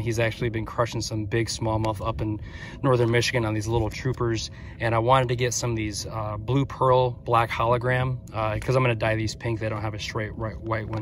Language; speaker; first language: English; native; English